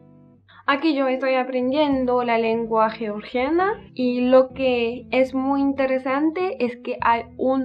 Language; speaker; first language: Spanish; non-native, learner; French